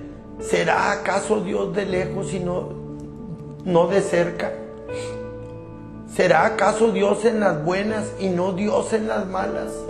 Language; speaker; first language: Spanish; native; Spanish